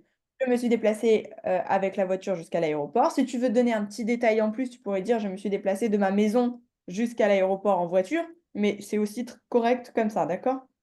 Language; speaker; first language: French; native; French